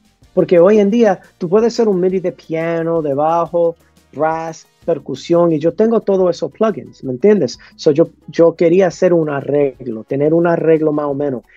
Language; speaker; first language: Spanish; early bilingual, heritage; English